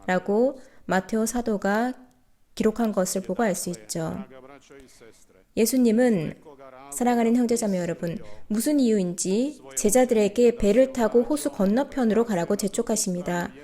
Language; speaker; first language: Korean; native; Korean